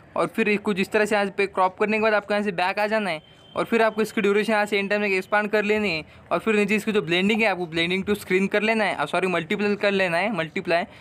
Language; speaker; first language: Hindi; non-native, local second language; Marathi